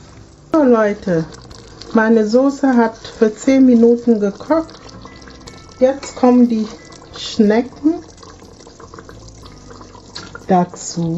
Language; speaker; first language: German; non-native, fluent; Akan